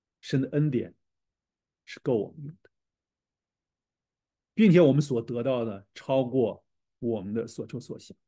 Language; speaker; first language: Chinese; native; Chinese